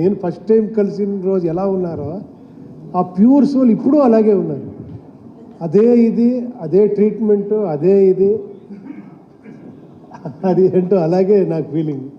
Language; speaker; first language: Telugu; non-native, learner; Kannada